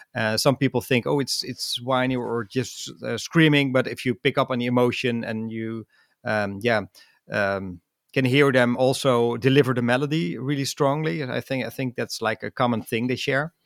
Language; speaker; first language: English; non-native, fluent; Dutch